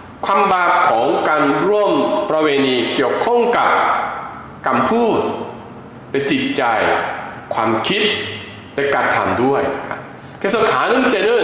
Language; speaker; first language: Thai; non-native, fluent; Korean